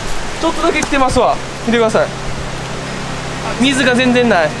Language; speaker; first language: Japanese; native; Japanese